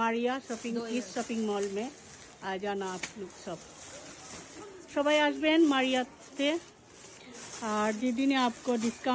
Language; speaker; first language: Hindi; non-native, learner; Bangla